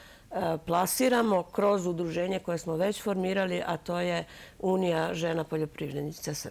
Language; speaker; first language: Serbian; native; Serbian